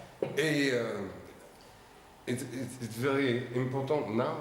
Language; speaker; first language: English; non-native, learner; French